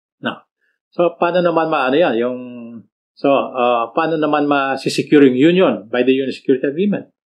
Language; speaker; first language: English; non-native, local second language; Filipino